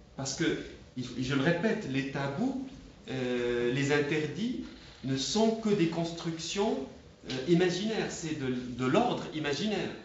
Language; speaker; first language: French; non-native, local second language; Arabic